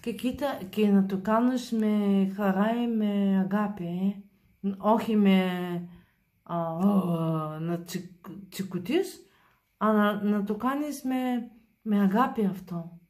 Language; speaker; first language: Greek; non-native, learner; Bulgarian